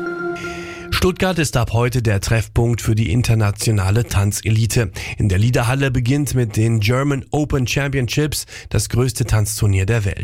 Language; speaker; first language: German; native; German